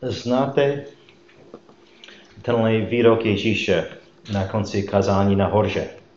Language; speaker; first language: Czech; non-native, fluent; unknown